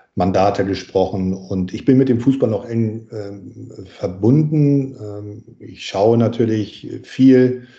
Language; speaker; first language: German; native; German